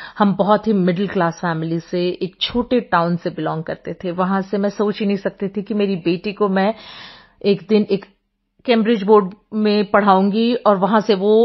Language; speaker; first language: Hindi; non-native, local second language; Bangla